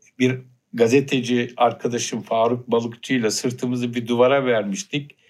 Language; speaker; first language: Turkish; native; Turkish